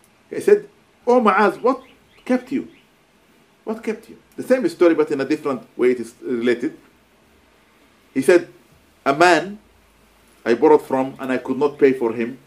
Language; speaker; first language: English; non-native, fluent; Arabic